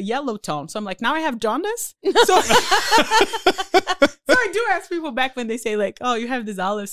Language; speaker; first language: English; non-native, fluent; Portuguese